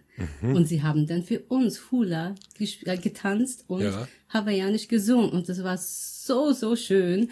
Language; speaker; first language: German; early bilingual, other home language; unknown